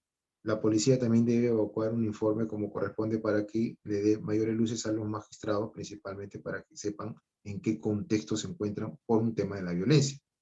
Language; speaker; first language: Spanish; native; Spanish